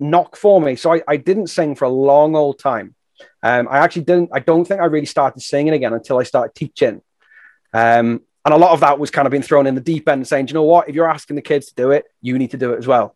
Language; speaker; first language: English; native; English